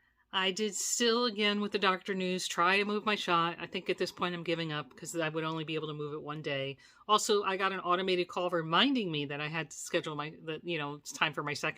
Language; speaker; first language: English; native; English